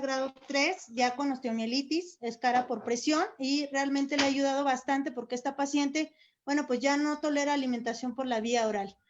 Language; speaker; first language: Spanish; native; Spanish